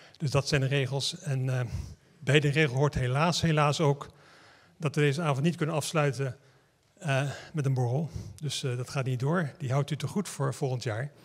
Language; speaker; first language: Dutch; native; Dutch